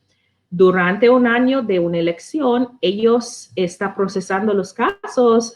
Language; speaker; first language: Spanish; non-native, learner; English